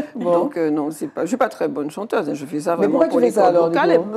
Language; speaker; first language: French; native; French